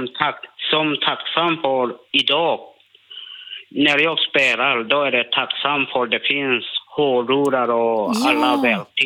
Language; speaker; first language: Swedish; non-native, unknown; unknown